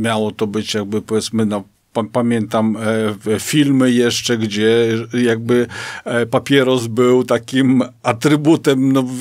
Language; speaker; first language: Polish; native; Polish